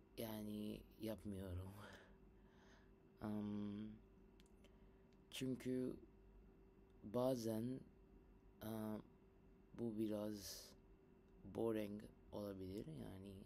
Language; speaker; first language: Turkish; non-native, learner; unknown